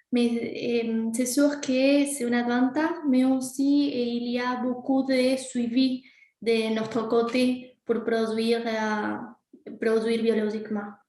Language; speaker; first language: French; non-native, fluent; Spanish